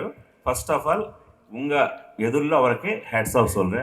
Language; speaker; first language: Tamil; non-native, local second language; Telugu